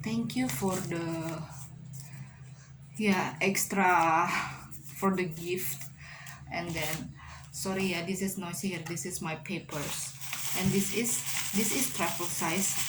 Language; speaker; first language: English; non-native, learner; Indonesian